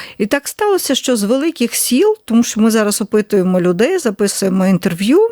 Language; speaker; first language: Ukrainian; native; Ukrainian